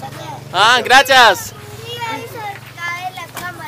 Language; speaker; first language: Spanish; non-native, learner; Polish